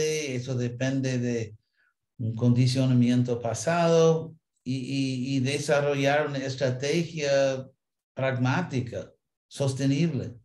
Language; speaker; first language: Spanish; non-native, fluent; English